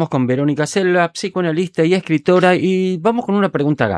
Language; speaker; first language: Spanish; native; Spanish